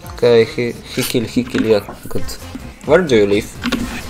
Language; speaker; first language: English; non-native, learner; Polish